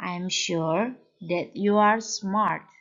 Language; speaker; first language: English; non-native, fluent; Indonesian